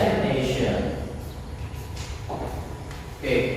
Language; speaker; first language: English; non-native, learner; Indonesian